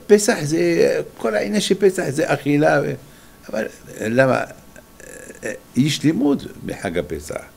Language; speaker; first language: Hebrew; non-native, fluent; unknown